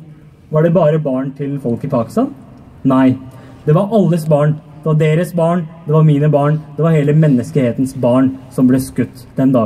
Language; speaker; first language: Norwegian; early bilingual, other home language; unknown